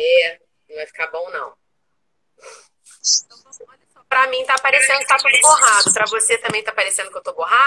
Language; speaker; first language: Portuguese; native; Portuguese